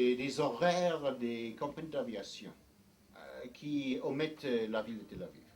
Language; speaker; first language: French; non-native, fluent; English